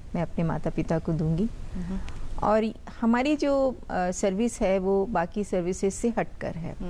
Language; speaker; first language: Hindi; native; Hindi